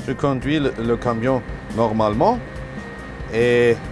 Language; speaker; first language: French; non-native, learner; German